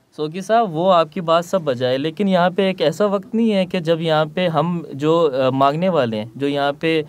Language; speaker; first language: Urdu; non-native, local second language; Punjabi